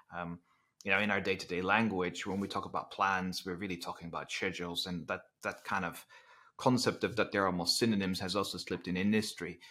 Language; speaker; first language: English; non-native, fluent; Dutch